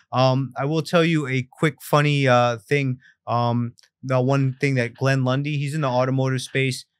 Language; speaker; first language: English; early bilingual, other home language; Spanish